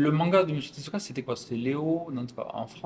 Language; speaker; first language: French; native; French